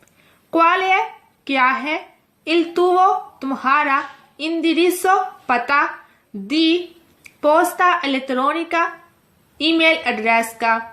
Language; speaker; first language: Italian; non-native, fluent; Urdu